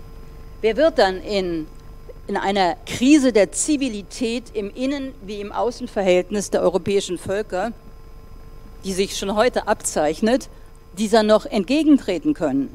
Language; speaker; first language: German; native; German